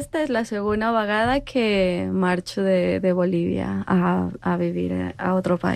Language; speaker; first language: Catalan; non-native, learner; Spanish